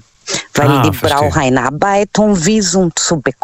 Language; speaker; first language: German; non-native, learner; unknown